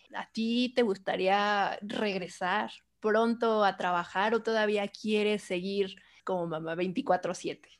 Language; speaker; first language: Spanish; native; Spanish